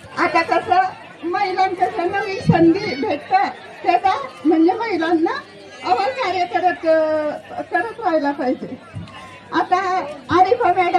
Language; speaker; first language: Marathi; non-native, local second language; Bhili